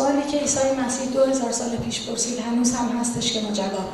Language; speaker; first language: Persian; native; Persian